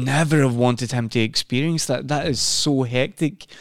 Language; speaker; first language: English; native; English